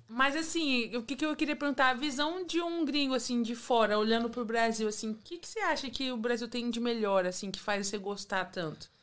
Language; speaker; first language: Portuguese; native; Portuguese